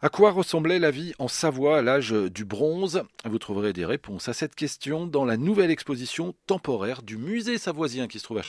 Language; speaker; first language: French; native; French